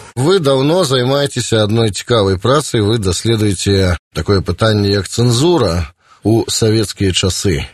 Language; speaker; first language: Belarusian; native; Belarusian